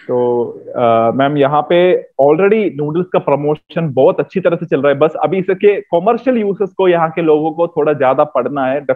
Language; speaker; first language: Hindi; non-native, local second language; Malayalam